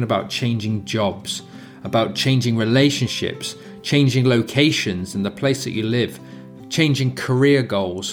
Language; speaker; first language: English; native; English